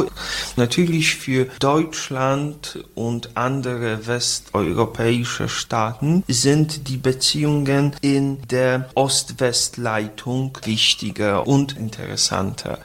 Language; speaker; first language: German; non-native, fluent; Polish